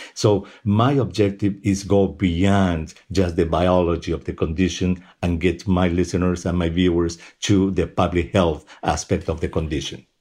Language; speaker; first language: English; non-native, fluent; Spanish